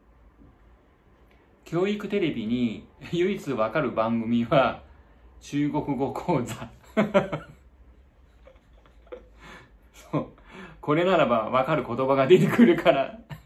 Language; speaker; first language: Japanese; non-native, fluent; Chinese